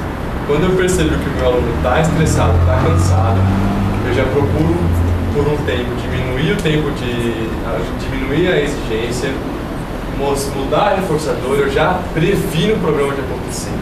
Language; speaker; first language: Portuguese; native; Portuguese